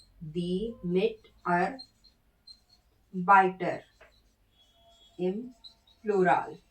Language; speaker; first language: German; non-native, learner; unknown